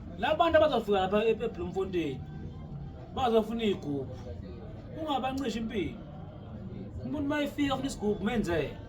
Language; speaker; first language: Zulu; native; Zulu